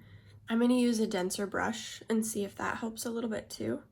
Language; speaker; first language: English; native; English